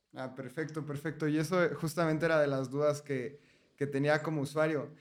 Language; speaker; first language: Spanish; native; Spanish